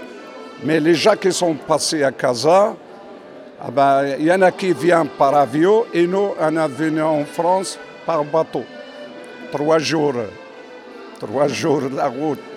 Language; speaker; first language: French; non-native, fluent; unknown